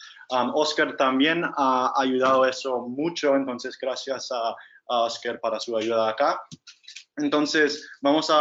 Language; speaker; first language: Spanish; non-native, fluent; English